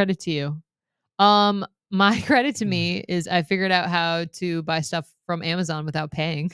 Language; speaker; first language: English; native; English